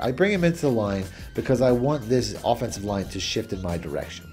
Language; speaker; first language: English; native; English